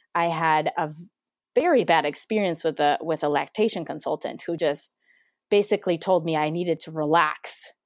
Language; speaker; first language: English; non-native, fluent; Spanish